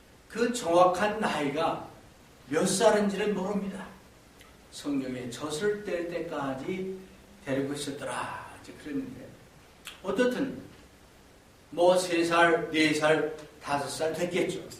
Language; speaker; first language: Korean; native; Korean